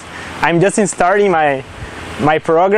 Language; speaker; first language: English; non-native, learner; Portuguese